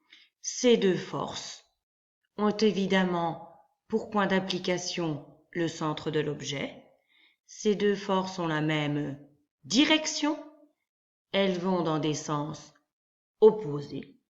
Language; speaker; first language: French; native; French